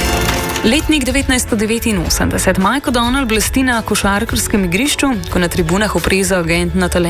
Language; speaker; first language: Slovenian; native; Slovenian